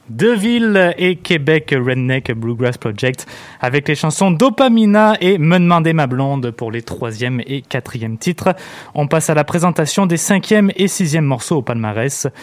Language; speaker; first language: French; native; French